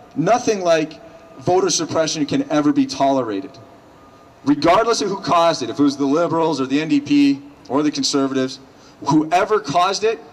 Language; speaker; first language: English; native; English